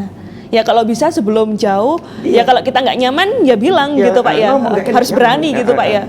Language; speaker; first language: Indonesian; native; Indonesian